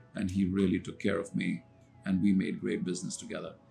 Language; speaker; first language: English; non-native, local second language; Hindi